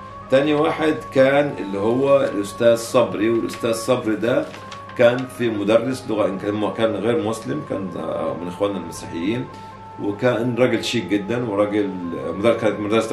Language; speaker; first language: Arabic; native; Arabic